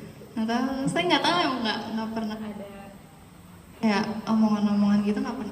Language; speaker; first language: Indonesian; native; Indonesian